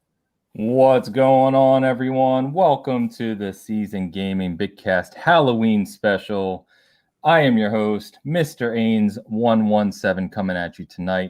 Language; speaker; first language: English; native; English